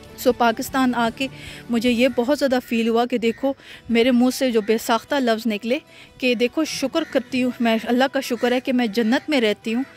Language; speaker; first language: Urdu; native; Urdu